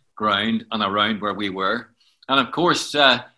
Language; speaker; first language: English; native; English